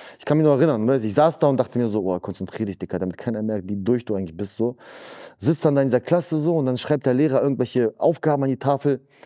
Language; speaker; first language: German; early bilingual, other home language; Russian